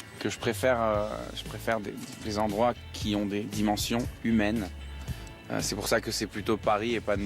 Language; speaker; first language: French; native; French